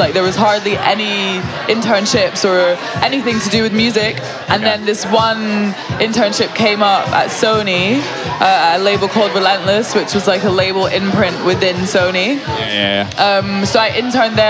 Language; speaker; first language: English; native; English